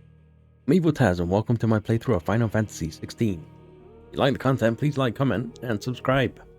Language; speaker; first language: English; native; English